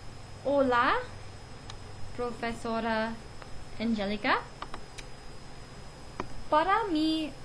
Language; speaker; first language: Spanish; non-native, learner; English